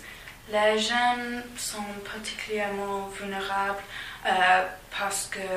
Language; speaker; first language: French; non-native, learner; English